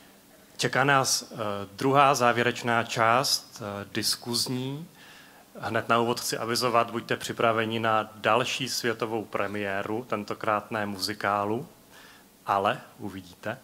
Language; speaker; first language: Czech; native; Czech